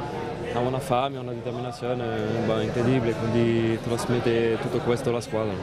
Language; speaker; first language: Italian; non-native, fluent; French